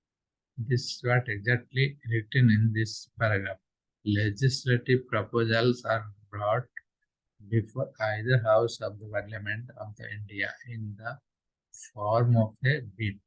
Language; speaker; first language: English; non-native, local second language; Odia